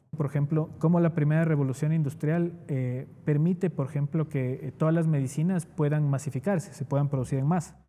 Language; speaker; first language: Spanish; native; Spanish